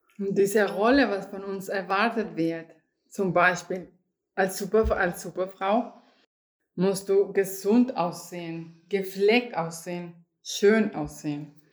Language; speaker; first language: German; non-native, fluent; Spanish